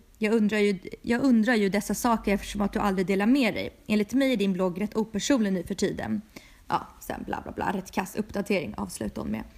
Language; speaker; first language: Swedish; early bilingual, other home language; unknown